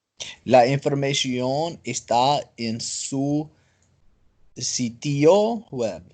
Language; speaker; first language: Spanish; non-native, learner; English